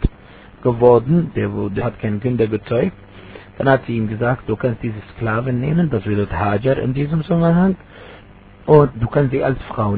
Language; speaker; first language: German; non-native, fluent; Arabic